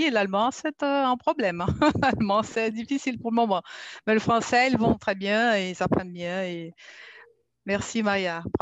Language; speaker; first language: French; non-native, fluent; Portuguese